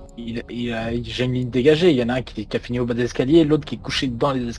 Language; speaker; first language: French; native; French